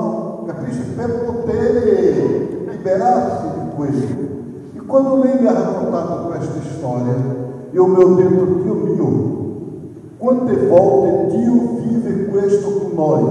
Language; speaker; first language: Italian; non-native, fluent; Portuguese